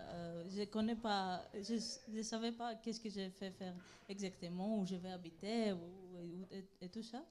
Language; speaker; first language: French; non-native, fluent; Greek